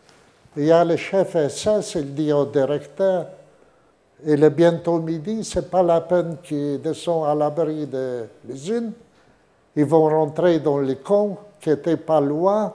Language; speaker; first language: French; non-native, fluent; Yiddish